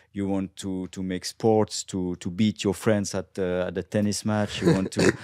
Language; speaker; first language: English; non-native, fluent; French